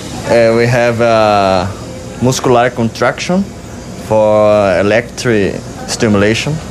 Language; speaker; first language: English; non-native, learner; Portuguese